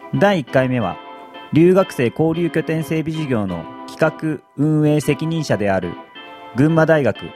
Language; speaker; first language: Japanese; native; Japanese